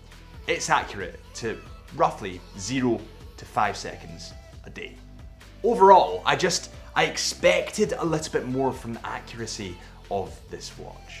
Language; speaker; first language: English; native; English